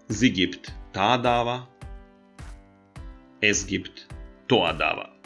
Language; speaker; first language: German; non-native, fluent; Macedonian